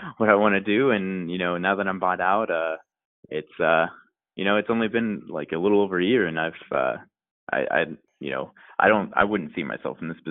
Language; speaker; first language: English; native; English